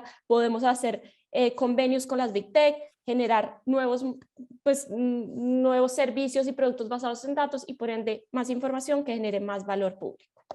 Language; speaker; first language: Spanish; native; Spanish